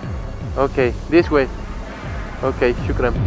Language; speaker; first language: English; non-native, learner; Spanish